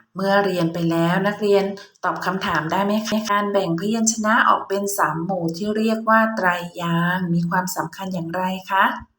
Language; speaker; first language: Thai; native; Thai